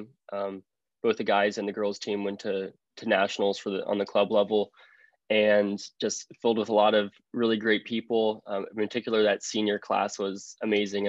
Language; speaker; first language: English; native; English